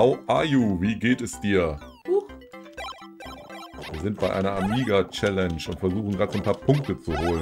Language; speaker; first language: German; native; German